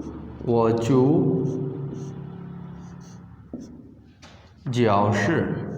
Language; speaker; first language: Chinese; non-native, learner; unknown